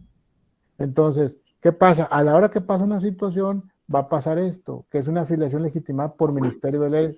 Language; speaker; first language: Spanish; native; Spanish